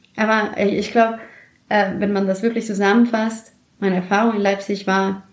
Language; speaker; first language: German; non-native, fluent; Spanish